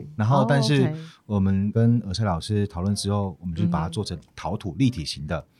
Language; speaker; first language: Chinese; native; Chinese